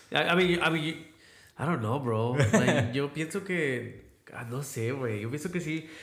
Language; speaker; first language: Spanish; native; Spanish